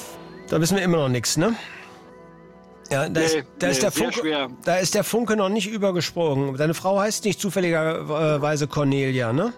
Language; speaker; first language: German; native; German